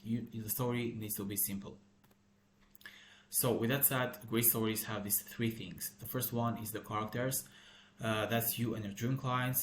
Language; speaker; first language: English; non-native, fluent; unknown